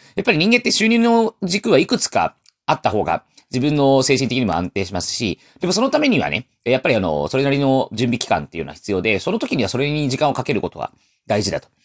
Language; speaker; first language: Japanese; non-native, fluent; Chinese